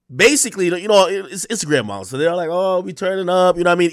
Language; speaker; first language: English; native; English